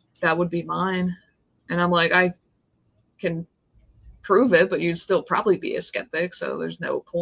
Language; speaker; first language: English; native; English